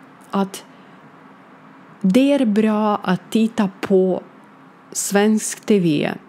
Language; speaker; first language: Swedish; non-native, learner; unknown